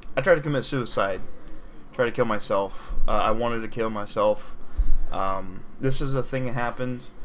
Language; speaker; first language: English; native; English